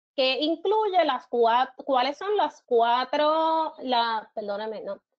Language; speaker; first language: Spanish; native; Spanish